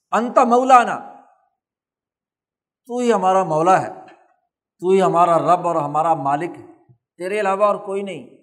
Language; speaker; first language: Urdu; non-native, local second language; Punjabi